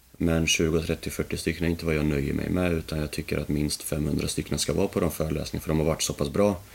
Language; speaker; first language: Swedish; early bilingual, other home language; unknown